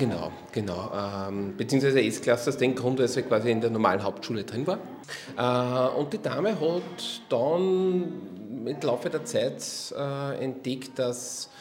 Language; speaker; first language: German; native; German